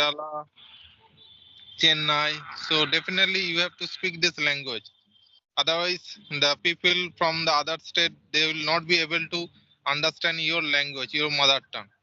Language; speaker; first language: English; non-native, local second language; Santali